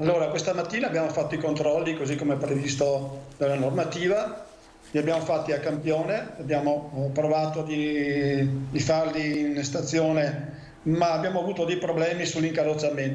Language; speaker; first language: Italian; native; Italian